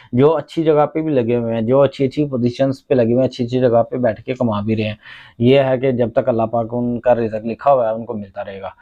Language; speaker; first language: Urdu; non-native, local second language; Punjabi